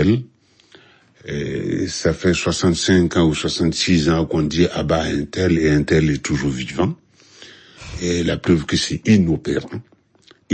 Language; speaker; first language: French; non-native, local second language; Mossi